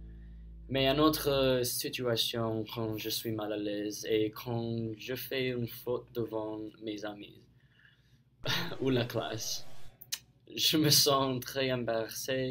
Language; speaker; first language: French; non-native, learner; English